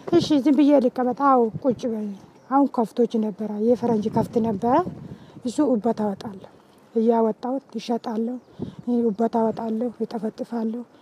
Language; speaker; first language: Amharic; non-native, local second language; Oromo